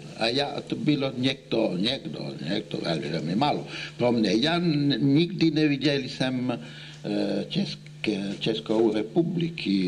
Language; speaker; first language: Czech; non-native, learner; Italian